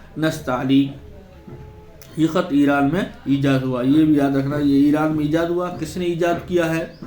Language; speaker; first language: Urdu; native; Urdu